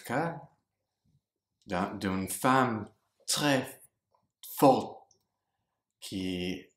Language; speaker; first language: French; non-native, learner; English